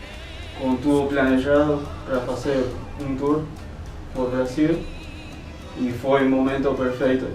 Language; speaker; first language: Portuguese; non-native, fluent; Spanish